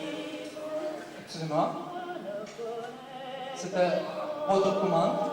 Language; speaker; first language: French; non-native, learner; Russian